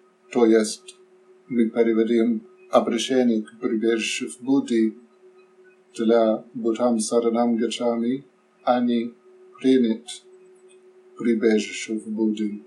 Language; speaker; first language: Russian; non-native, learner; English